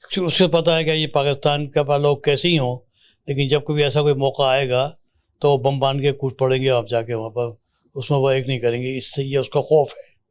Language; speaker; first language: Urdu; native; Urdu